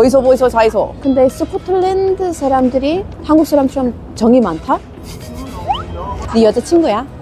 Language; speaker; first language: Korean; non-native, fluent; English